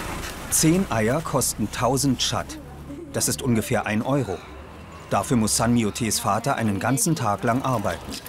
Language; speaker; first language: German; native; German